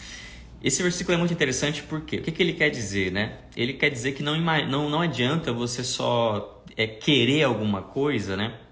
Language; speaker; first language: Portuguese; native; Portuguese